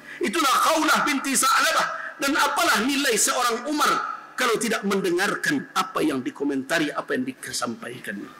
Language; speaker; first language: Malay; non-native, local second language; Minangkabau